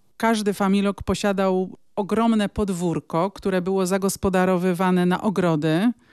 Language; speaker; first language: Polish; native; Polish